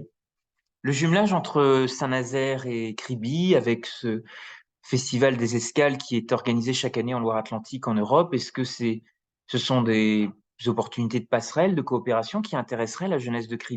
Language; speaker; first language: French; native; French